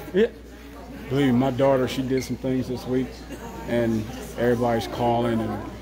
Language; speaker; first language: English; native; English